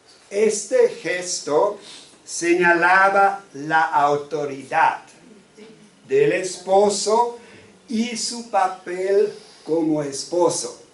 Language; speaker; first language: Spanish; non-native, fluent; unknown